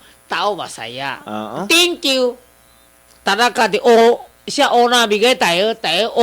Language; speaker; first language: Filipino; non-native, learner; Chinese